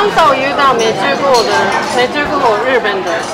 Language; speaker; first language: Chinese; non-native, fluent; Japanese